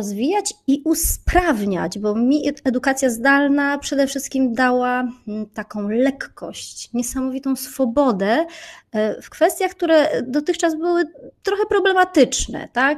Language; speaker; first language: Polish; native; Polish